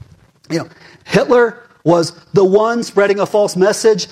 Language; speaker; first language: English; native; English